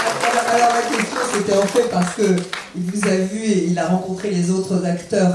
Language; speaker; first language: French; native; French